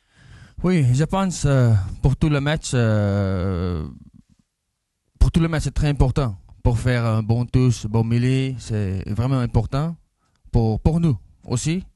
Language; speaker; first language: French; non-native, learner; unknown